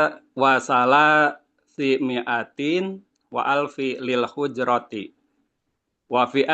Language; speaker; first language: Arabic; non-native, learner; Indonesian